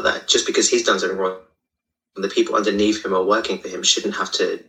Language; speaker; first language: English; native; English